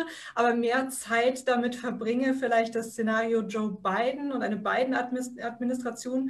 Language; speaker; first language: German; native; German